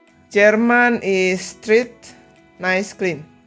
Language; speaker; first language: English; non-native, learner; Indonesian